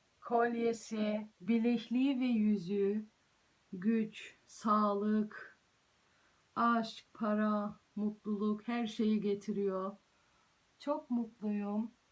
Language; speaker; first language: Turkish; early bilingual, heritage; Turkish